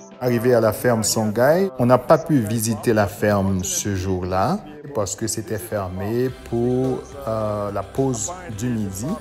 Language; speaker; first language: French; non-native, local second language; Haitian Creole